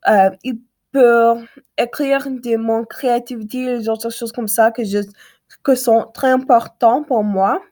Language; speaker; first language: French; non-native, learner; English